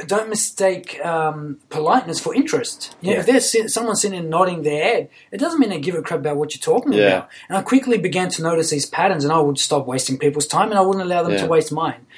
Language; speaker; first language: English; native; English